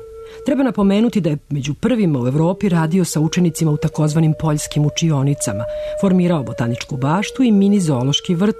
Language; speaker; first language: Serbian; native; Serbian